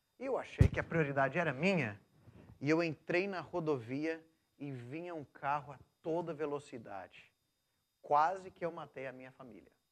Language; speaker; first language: Portuguese; non-native, local second language; English